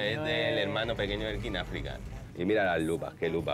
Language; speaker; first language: Spanish; native; Spanish